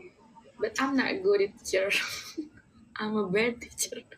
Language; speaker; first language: English; non-native, learner; Indonesian